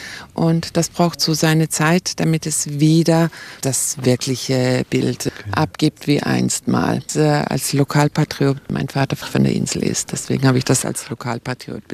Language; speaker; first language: German; native; German